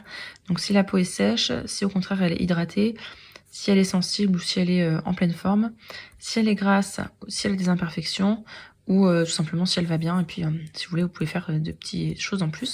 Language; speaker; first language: French; native; French